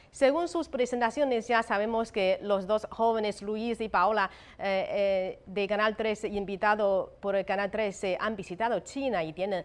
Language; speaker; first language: Spanish; non-native, fluent; Chinese